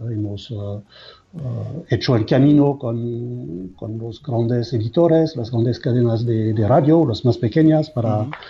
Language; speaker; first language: Spanish; non-native, fluent; French